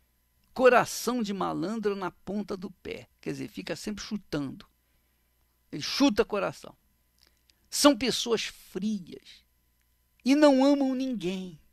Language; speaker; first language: Portuguese; native; Portuguese